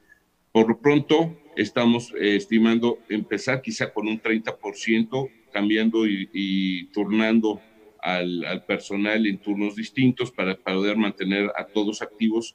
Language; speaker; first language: Spanish; native; Spanish